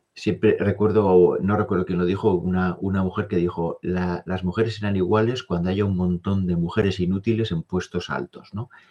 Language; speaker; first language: Spanish; native; Spanish